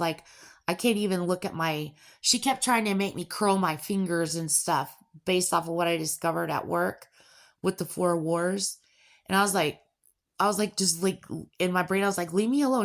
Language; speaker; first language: English; native; English